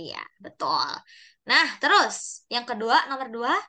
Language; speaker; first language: Indonesian; native; Indonesian